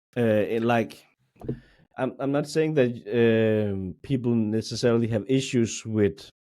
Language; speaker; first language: English; non-native, fluent; Danish